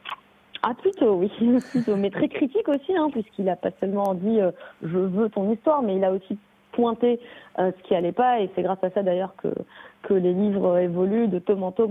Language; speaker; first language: French; native; French